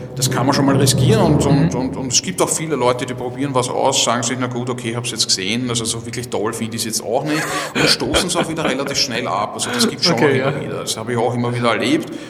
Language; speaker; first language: German; native; German